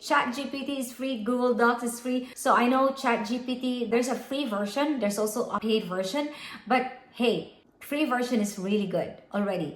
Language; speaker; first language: English; non-native, local second language; Filipino